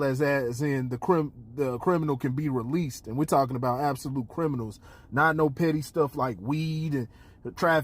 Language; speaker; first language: English; native; English